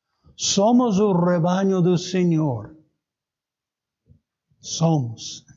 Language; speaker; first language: Portuguese; native; Portuguese